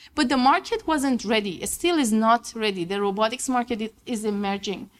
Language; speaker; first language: English; non-native, fluent; Persian